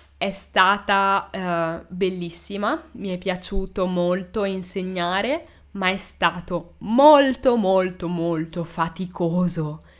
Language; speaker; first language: Italian; native; Italian